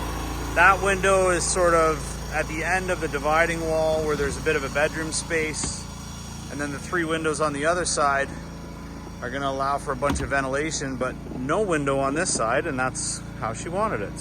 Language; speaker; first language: English; native; English